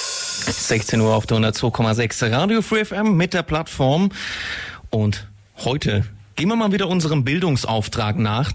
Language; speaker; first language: German; native; German